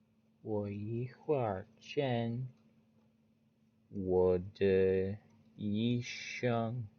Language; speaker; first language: Chinese; non-native, learner; English